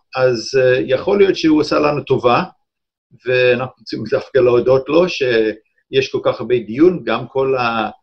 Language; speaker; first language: Hebrew; non-native, fluent; English